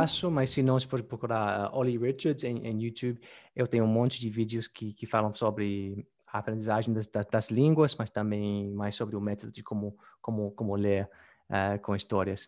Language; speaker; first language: Portuguese; non-native, fluent; English